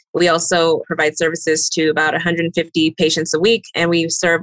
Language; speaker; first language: English; native; English